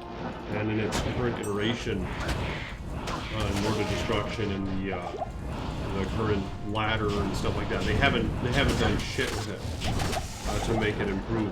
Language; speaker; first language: English; native; English